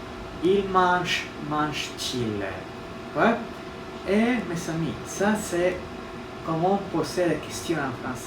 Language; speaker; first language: French; non-native, fluent; Spanish